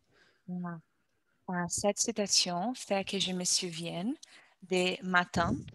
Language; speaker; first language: French; non-native, learner; Portuguese